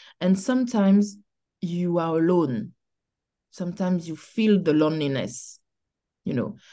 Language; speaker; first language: English; non-native, learner; French